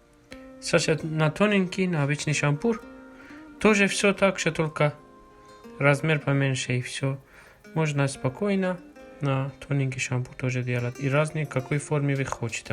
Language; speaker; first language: Russian; non-native, fluent; Persian